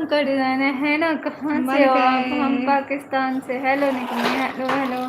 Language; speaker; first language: Urdu; non-native, local second language; Punjabi